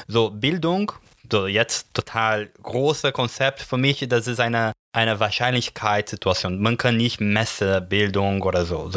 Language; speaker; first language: German; non-native, learner; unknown